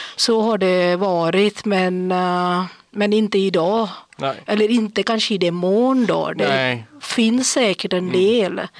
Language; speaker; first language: Swedish; non-native, fluent; English